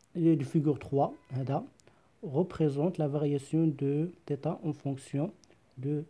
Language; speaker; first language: French; non-native, local second language; Arabic